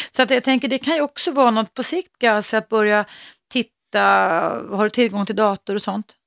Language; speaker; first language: Swedish; native; Swedish